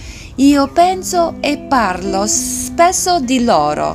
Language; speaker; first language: Italian; non-native, learner; English